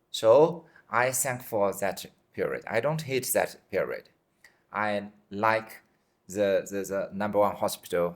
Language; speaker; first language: English; non-native, fluent; Chinese